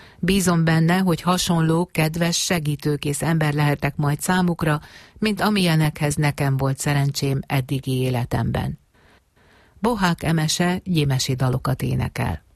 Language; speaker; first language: Hungarian; native; Hungarian